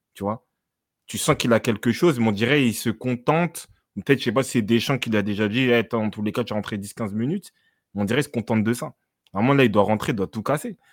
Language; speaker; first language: French; native; French